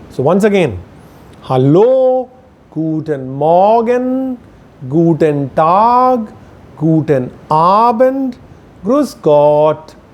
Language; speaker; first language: German; non-native, fluent; Hindi